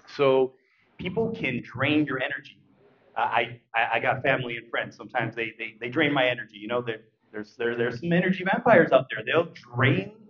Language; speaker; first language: English; early bilingual, other home language; Spanish